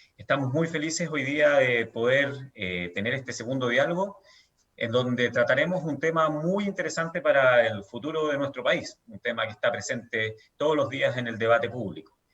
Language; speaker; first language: Spanish; native; Spanish